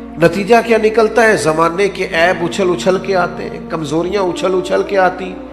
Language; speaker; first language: Urdu; non-native, local second language; Punjabi